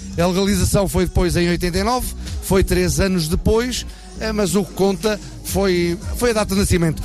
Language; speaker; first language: Portuguese; native; Portuguese